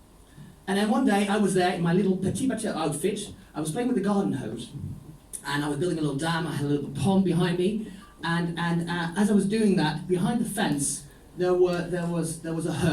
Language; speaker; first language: English; non-native, fluent; Dutch